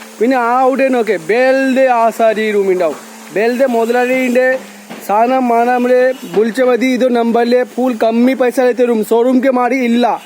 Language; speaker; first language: Malayalam; non-native, learner; Bangla